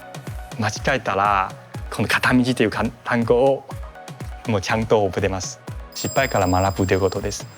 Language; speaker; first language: Japanese; non-native, fluent; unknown